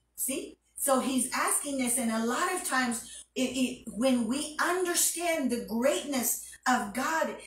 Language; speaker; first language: English; early bilingual, other home language; Spanish